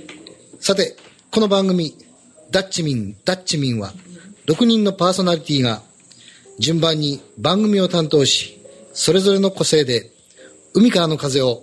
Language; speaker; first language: Japanese; native; Japanese